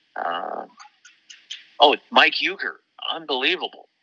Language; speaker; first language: English; native; English